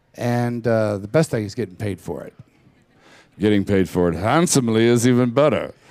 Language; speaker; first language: English; native; English